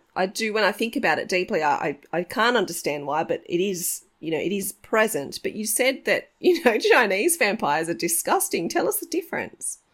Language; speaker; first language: English; native; English